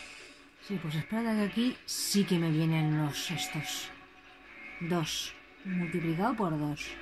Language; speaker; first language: Spanish; native; Spanish